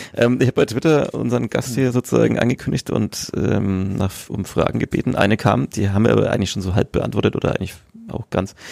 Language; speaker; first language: German; native; German